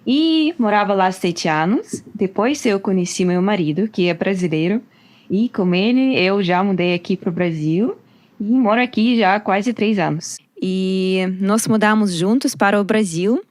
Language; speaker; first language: Portuguese; non-native, learner; Russian